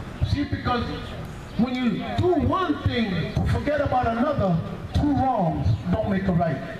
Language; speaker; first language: English; early bilingual, other home language; Spanish